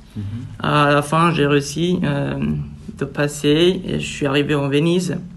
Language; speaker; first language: French; non-native, fluent; Persian